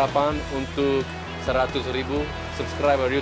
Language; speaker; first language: Indonesian; non-native, learner; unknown